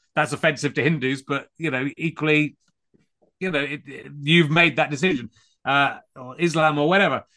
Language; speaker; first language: English; native; English